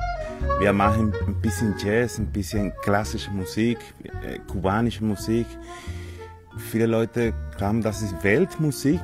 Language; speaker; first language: German; non-native, fluent; Spanish